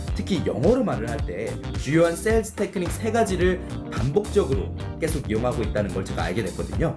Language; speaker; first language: Korean; native; Korean